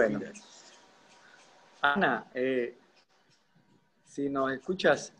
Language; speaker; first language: Spanish; native; Spanish